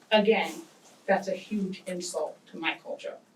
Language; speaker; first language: English; native; English